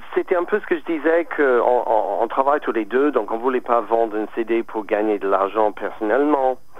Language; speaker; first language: French; non-native, fluent; English